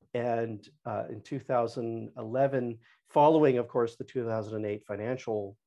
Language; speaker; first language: English; native; English